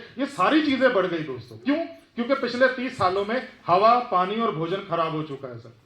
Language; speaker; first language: Hindi; non-native, local second language; Punjabi